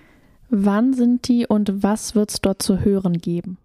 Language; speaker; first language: German; native; German